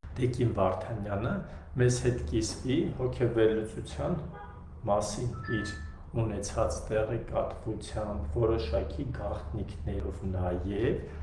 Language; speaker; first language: Armenian; native; Armenian